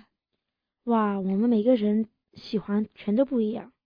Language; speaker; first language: Chinese; early bilingual, heritage; English